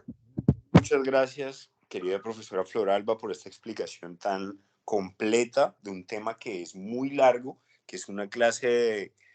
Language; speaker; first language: Spanish; native; Spanish